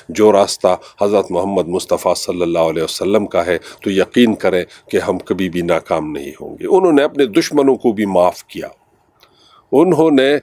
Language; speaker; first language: Urdu; non-native, local second language; Pashto